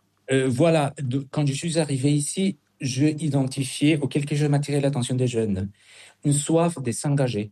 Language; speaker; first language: French; non-native, fluent; Spanish